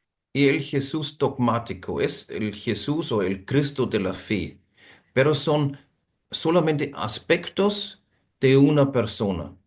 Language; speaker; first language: Spanish; non-native, fluent; German